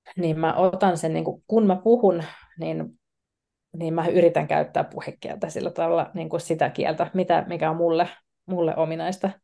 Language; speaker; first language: Finnish; native; Finnish